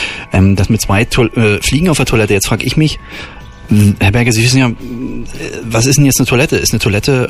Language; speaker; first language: German; native; German